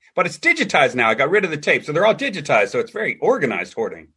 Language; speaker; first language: English; native; English